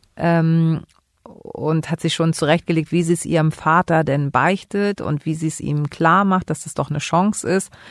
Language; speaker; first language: German; early bilingual, other home language; Greek